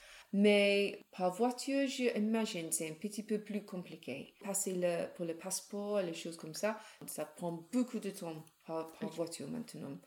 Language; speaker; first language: French; non-native, learner; English